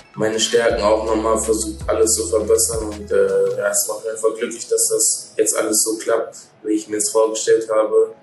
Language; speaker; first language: German; native; German